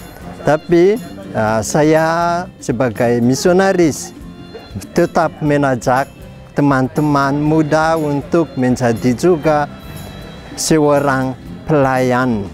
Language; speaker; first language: Indonesian; non-native, fluent; Malagasy